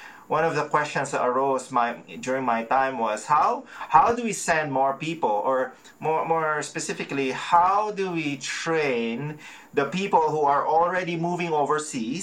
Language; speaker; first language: English; non-native, local second language; Filipino